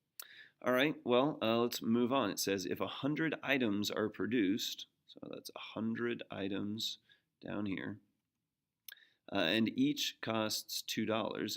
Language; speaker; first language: English; native; English